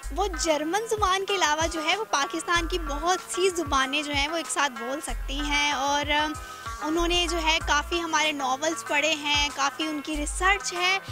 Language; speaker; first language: Urdu; native; Urdu